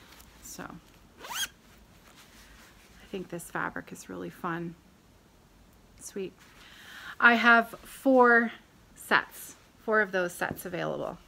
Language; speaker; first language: English; native; English